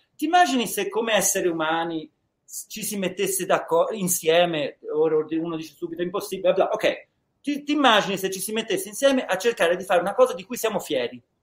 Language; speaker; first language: Italian; early bilingual, heritage; Italian